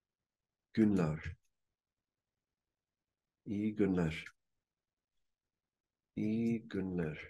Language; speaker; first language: Turkish; non-native, learner; English